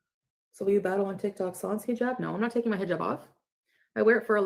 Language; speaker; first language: English; native; English